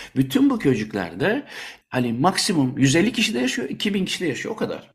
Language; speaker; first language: Turkish; native; Turkish